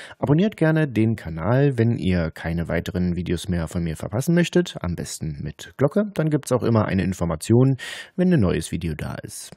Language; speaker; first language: German; native; German